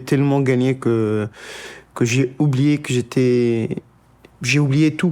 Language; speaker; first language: French; non-native, local second language; Arabic